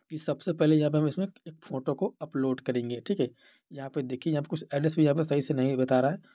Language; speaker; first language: Hindi; native; Hindi